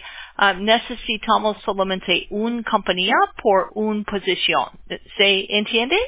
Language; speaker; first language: Spanish; non-native, learner; English